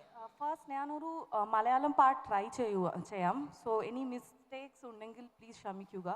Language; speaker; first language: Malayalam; non-native, learner; Bangla